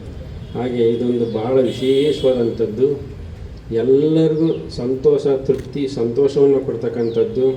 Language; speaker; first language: Kannada; native; Kannada